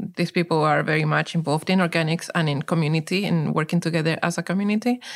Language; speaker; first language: English; non-native, fluent; Spanish